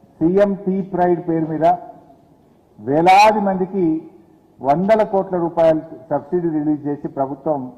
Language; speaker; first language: Telugu; native; Telugu